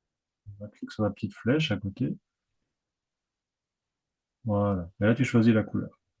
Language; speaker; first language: French; native; French